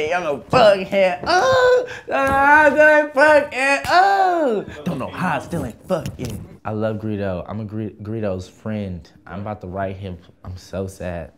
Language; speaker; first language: English; native; English